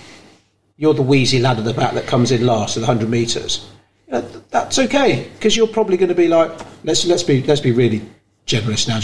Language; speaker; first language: English; native; English